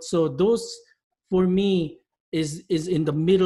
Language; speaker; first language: English; non-native, fluent; Korean